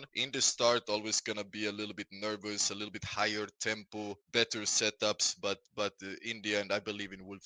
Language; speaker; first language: English; non-native, fluent; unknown